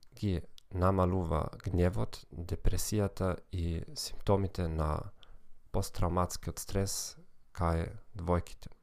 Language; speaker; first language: Macedonian; non-native, learner; German